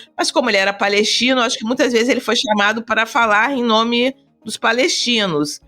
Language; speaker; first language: Portuguese; native; Portuguese